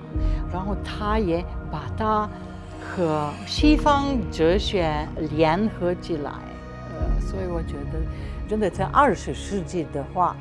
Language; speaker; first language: Chinese; non-native, fluent; Slovenian